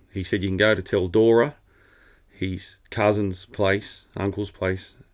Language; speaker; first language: English; native; English